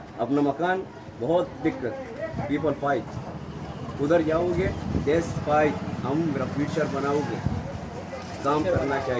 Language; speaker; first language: Hindi; non-native, learner; Arabic